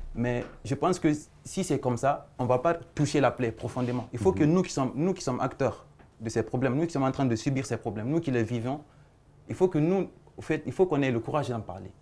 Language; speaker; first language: French; non-native, local second language; Fula